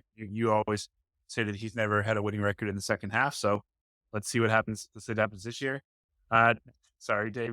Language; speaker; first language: English; native; English